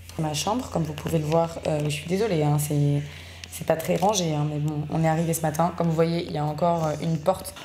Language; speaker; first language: French; native; French